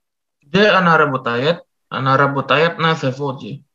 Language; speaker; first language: Russian; non-native, learner; Indonesian